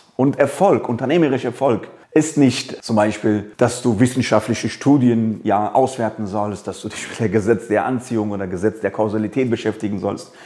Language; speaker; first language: German; early bilingual, other home language; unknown